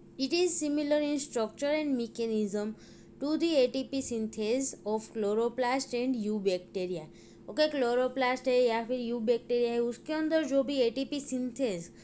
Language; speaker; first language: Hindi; non-native, local second language; Gujarati